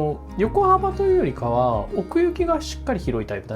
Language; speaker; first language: Japanese; native; Japanese